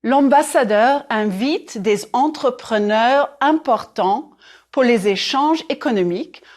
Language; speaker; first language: French; non-native, fluent; English